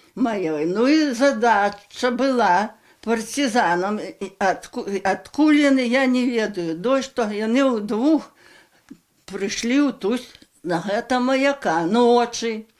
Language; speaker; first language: Belarusian; native; Belarusian